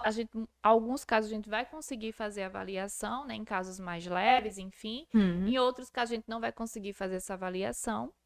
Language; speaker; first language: Portuguese; native; Portuguese